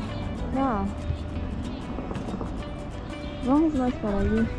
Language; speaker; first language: Spanish; non-native, learner; Portuguese